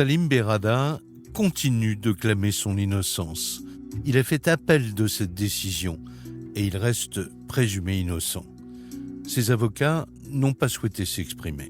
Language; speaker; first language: French; native; French